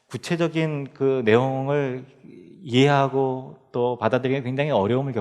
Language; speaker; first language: Korean; native; Korean